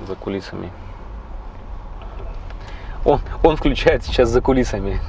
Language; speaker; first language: Russian; native; Russian